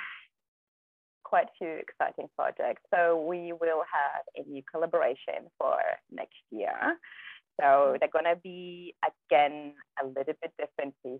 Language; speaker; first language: English; non-native, fluent; German